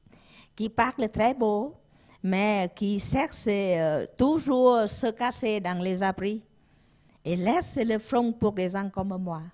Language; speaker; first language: French; non-native, learner; Vietnamese